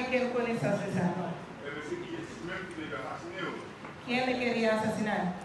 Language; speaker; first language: Spanish; non-native, fluent; Haitian Creole